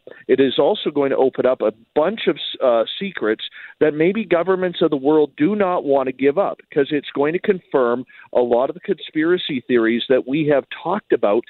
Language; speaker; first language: English; native; English